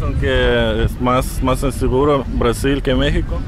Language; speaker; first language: Spanish; non-native, fluent; Russian